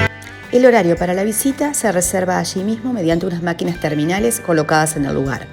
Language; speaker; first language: Spanish; native; Spanish